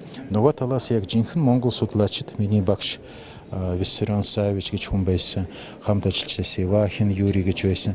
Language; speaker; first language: Mongolian; non-native, fluent; Russian